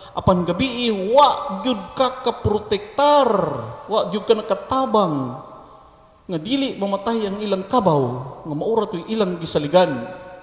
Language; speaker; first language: Cebuano; native; Cebuano